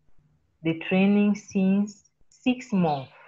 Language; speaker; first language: English; non-native, learner; French